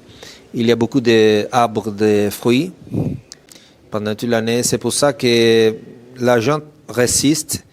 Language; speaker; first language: French; non-native, fluent; Italian